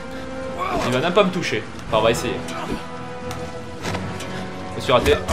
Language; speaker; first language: French; native; French